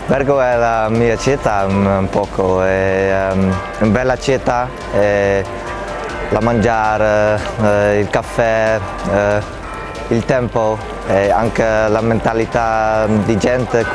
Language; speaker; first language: Italian; non-native, learner; Dutch